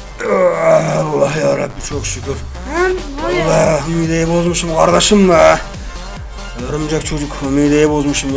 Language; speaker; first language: Turkish; native; Turkish